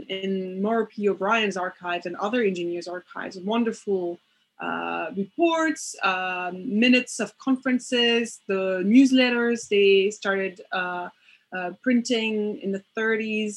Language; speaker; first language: English; non-native, fluent; French